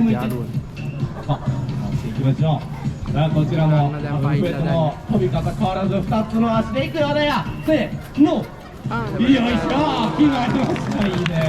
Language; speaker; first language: Japanese; native; Japanese